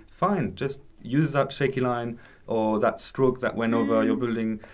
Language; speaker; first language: English; non-native, fluent; French